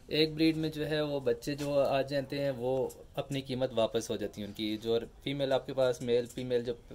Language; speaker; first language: Urdu; non-native, local second language; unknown